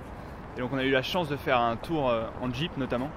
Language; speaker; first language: French; native; French